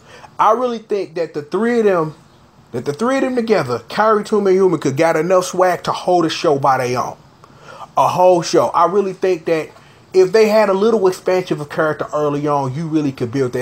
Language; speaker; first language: English; native; English